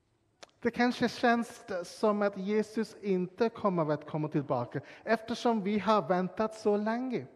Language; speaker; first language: Swedish; non-native, fluent; English